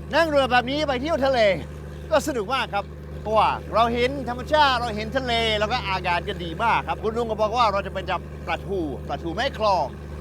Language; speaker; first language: Thai; non-native, fluent; English